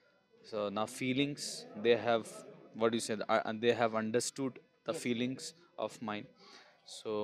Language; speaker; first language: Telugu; non-native, local second language; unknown